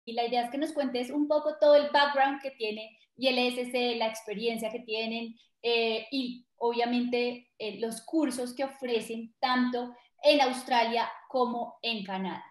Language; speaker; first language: Spanish; native; Spanish